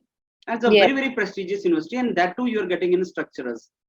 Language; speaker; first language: English; non-native, local second language; Hindi